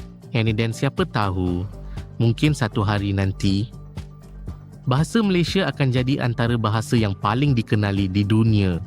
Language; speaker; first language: Malay; native; Malay